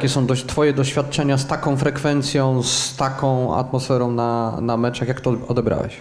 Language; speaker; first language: Polish; native; Polish